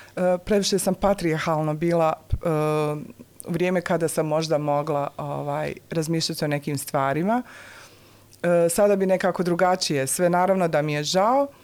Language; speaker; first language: Bosnian; native; Bosnian